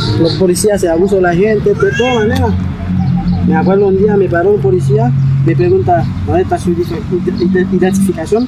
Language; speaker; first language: Spanish; non-native, learner; Haitian Creole